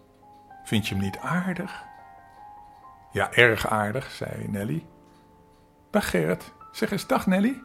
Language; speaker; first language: Dutch; native; Dutch